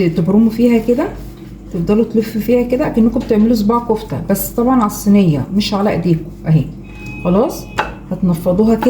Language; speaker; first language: Arabic; native; Arabic